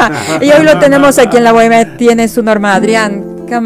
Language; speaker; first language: Spanish; native; Spanish